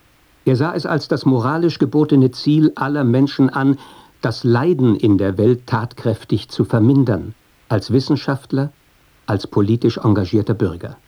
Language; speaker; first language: German; native; German